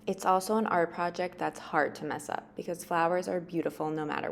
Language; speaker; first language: English; native; English